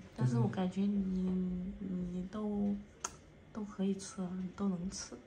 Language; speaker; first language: Chinese; non-native, fluent; Vietnamese